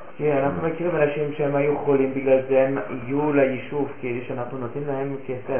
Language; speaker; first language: Hebrew; non-native, fluent; French